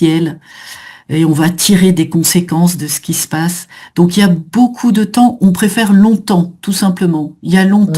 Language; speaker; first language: French; native; French